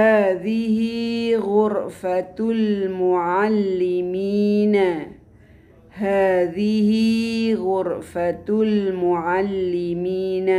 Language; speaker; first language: Arabic; non-native, fluent; Malay